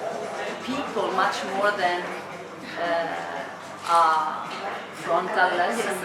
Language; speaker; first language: English; non-native, fluent; Italian